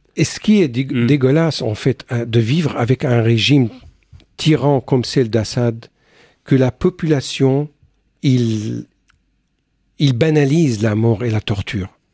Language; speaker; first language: French; non-native, fluent; Arabic